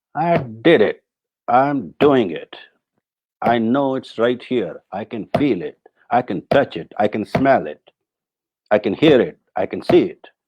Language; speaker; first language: English; non-native, local second language; Urdu